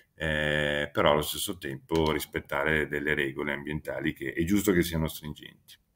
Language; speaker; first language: Italian; native; Italian